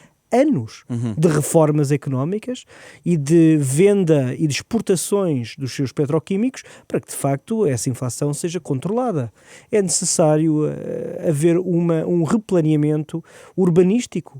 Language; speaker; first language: Portuguese; native; Portuguese